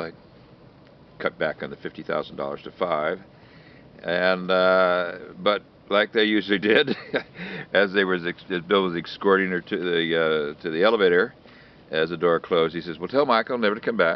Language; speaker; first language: English; native; English